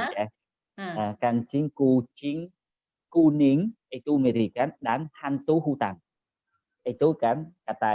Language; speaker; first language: Indonesian; non-native, learner; Khmer